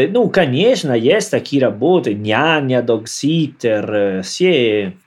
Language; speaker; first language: Russian; non-native, learner; Italian